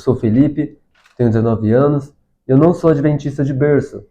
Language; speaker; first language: Portuguese; native; Portuguese